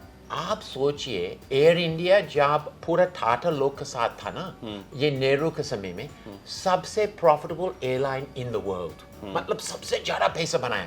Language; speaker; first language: Hindi; non-native, fluent; English